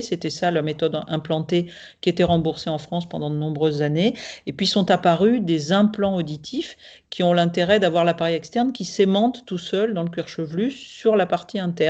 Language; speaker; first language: French; native; French